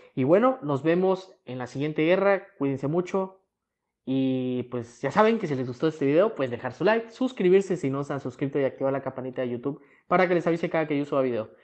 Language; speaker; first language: Spanish; native; Spanish